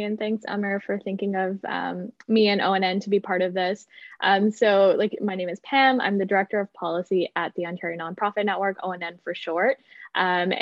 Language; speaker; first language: English; native; English